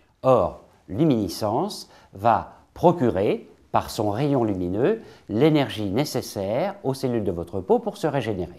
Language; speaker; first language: French; native; French